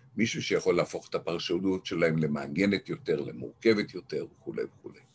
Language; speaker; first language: Hebrew; non-native, local second language; German